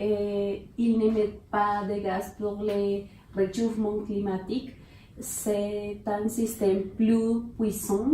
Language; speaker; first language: French; non-native, learner; Spanish